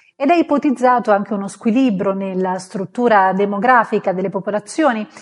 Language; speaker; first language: Italian; native; Italian